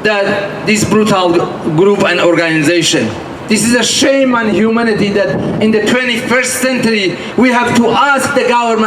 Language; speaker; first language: English; non-native, fluent; Persian